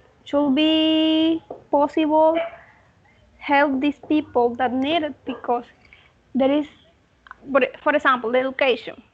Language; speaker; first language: English; non-native, learner; Spanish